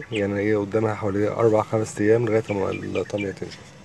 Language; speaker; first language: Arabic; native; Arabic